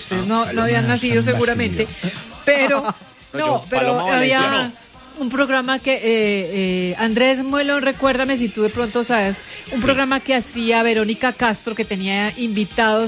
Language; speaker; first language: Spanish; native; Spanish